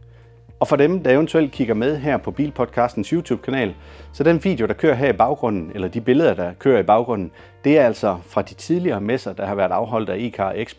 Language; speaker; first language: Danish; native; Danish